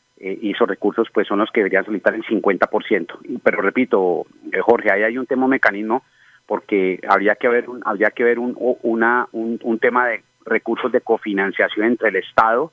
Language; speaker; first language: Spanish; native; Spanish